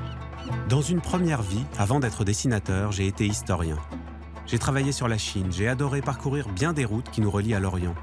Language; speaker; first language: French; native; French